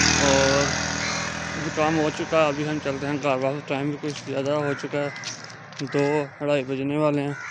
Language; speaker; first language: Hindi; non-native, local second language; Punjabi